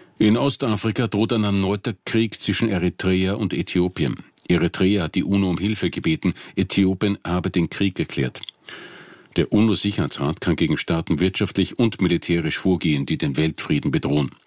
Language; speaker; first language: German; native; German